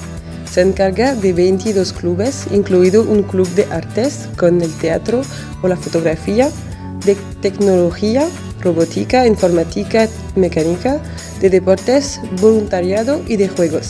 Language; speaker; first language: Spanish; non-native, learner; French